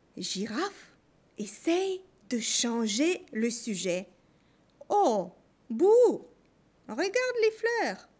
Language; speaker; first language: French; non-native, fluent; Russian